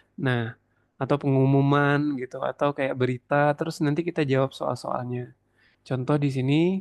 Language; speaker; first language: Indonesian; native; Indonesian